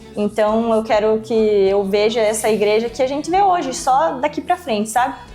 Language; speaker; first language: Portuguese; native; Portuguese